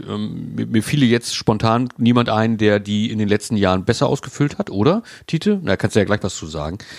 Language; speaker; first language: German; native; German